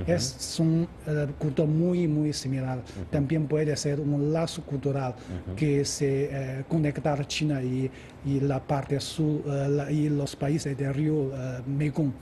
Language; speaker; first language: Spanish; non-native, fluent; Chinese